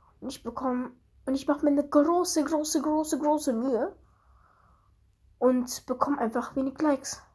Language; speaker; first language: German; early bilingual, other home language; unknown